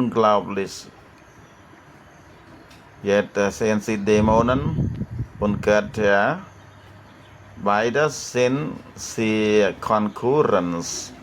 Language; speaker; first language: German; non-native, fluent; Khmer